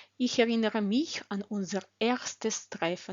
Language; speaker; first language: German; non-native, fluent; Ukrainian